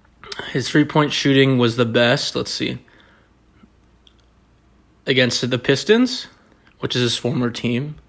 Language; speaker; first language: English; native; English